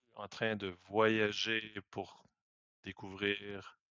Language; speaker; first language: French; native; French